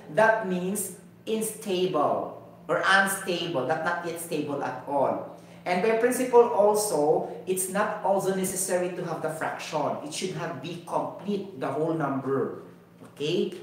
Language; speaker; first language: English; non-native, local second language; Cebuano